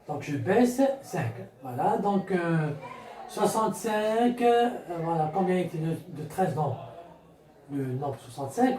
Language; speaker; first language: French; non-native, local second language; Arabic